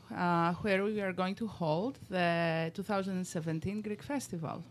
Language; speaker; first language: English; non-native, fluent; Greek